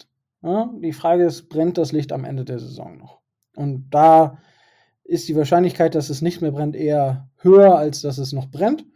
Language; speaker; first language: German; native; German